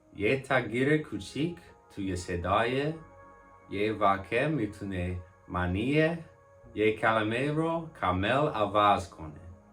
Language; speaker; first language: Persian; non-native, learner; English